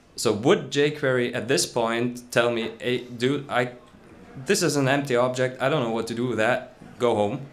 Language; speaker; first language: English; non-native, fluent; German